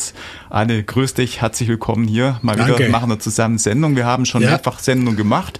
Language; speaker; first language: German; native; German